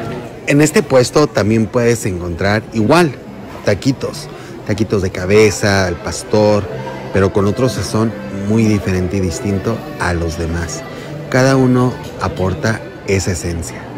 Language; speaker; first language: Spanish; native; Spanish